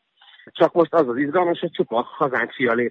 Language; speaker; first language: Hungarian; native; Hungarian